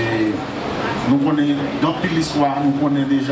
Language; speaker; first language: French; non-native, local second language; Haitian Creole